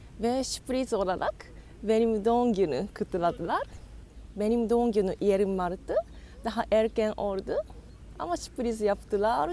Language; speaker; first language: Turkish; non-native, learner; Japanese